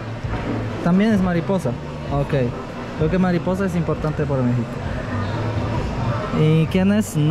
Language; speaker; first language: Spanish; non-native, learner; Polish